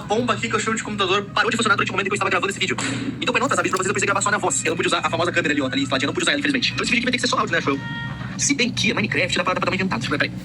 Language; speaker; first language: Portuguese; native; Portuguese